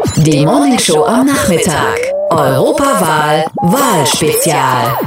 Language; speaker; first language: German; native; German